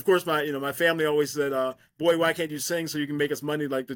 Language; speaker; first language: English; native; English